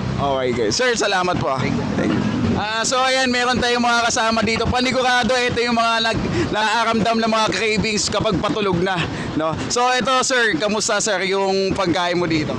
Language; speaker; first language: Filipino; native; Filipino